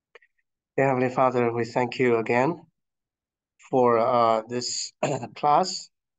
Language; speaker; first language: English; non-native, fluent; Chinese